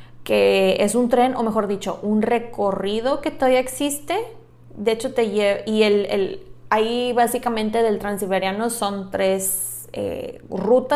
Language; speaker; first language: Spanish; native; Spanish